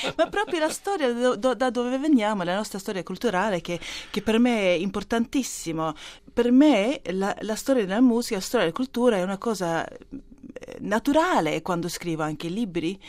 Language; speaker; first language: Italian; early bilingual, other home language; Swedish